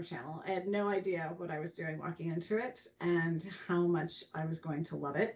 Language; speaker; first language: English; native; English